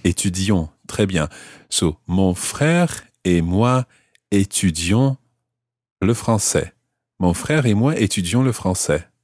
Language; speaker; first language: French; non-native, fluent; English